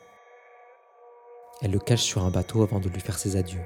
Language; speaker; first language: French; native; French